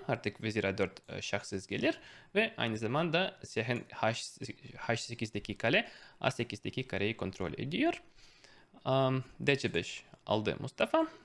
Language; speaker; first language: Turkish; non-native, fluent; Russian